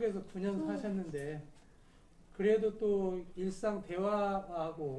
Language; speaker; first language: Korean; native; Korean